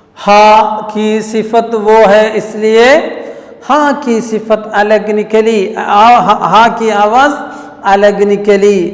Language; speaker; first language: Urdu; non-native, local second language; Malayalam